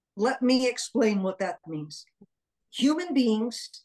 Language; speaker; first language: English; early bilingual, other home language; Hebrew